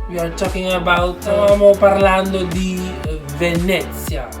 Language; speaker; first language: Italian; non-native, fluent; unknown